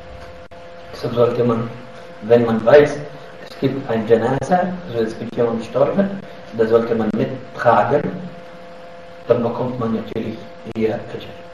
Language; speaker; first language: German; non-native, fluent; Arabic